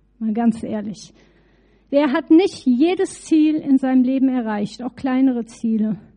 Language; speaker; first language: German; native; German